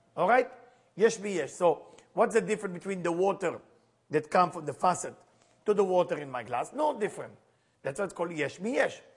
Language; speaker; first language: English; non-native, fluent; Hebrew